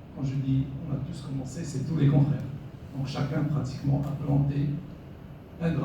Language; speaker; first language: French; non-native, local second language; Arabic